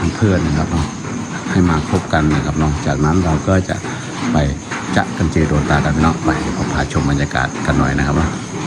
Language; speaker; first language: Thai; non-native, local second language; Northern Khmer